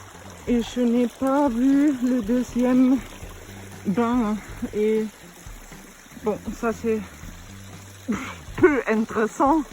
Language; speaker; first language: French; non-native, learner; German